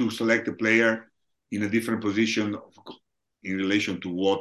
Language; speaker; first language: English; non-native, fluent; Italian